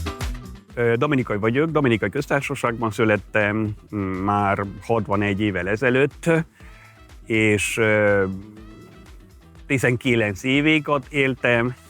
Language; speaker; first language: Hungarian; non-native, fluent; Spanish